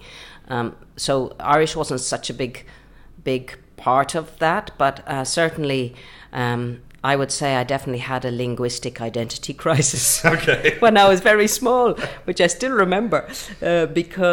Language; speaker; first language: English; native; English